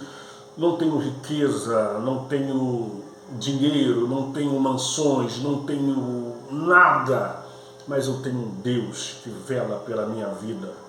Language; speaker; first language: Portuguese; native; Portuguese